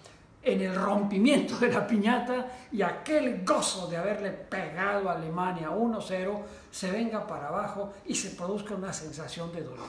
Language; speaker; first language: Spanish; native; Spanish